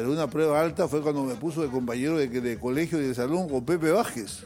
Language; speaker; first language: Spanish; native; Spanish